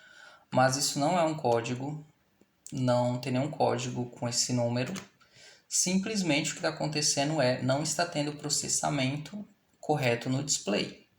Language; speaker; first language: Portuguese; native; Portuguese